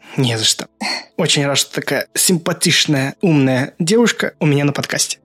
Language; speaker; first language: Russian; non-native, local second language; Azerbaijani